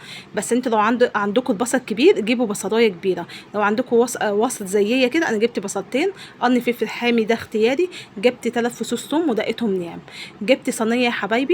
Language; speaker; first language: Arabic; native; Arabic